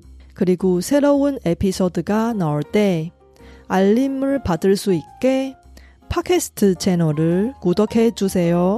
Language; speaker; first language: Korean; non-native, fluent; Chinese